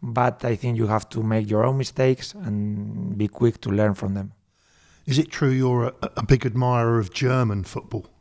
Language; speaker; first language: English; non-native, fluent; Spanish